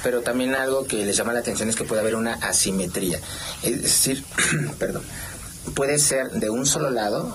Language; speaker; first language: Spanish; native; Spanish